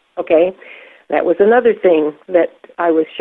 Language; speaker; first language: English; native; English